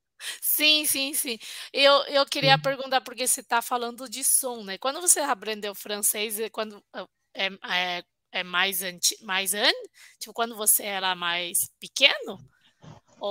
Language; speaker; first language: Portuguese; non-native, fluent; Chinese